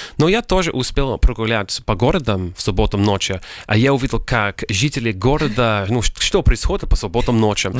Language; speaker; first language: Russian; non-native, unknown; English